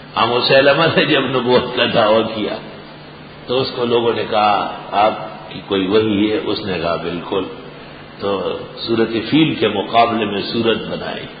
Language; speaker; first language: Urdu; non-native, local second language; Pashto